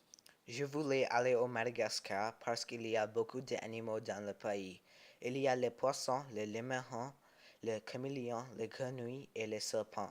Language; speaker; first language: French; non-native, learner; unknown